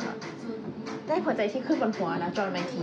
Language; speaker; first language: Thai; native; Thai